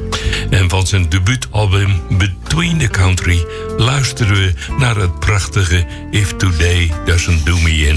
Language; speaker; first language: Dutch; native; Dutch